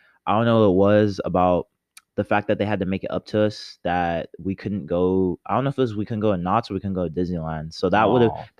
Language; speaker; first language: English; native; English